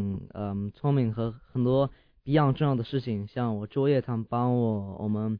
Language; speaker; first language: Chinese; early bilingual, heritage; English